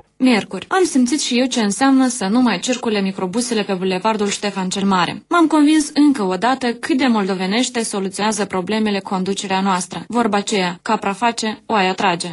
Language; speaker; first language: Romanian; native; Romanian